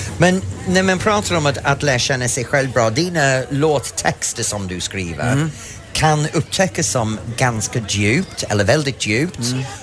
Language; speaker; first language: Swedish; non-native, fluent; English